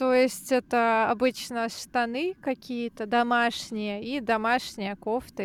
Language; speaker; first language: Russian; non-native, fluent; Italian